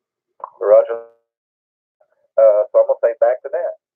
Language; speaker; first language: English; native; English